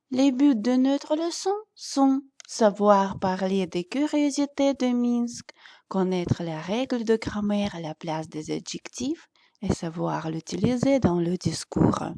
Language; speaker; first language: French; non-native, fluent; Russian